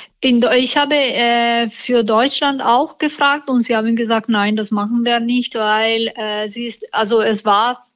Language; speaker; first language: German; non-native, learner; Italian